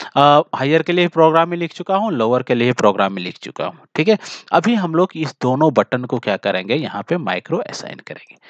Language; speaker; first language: Hindi; native; Hindi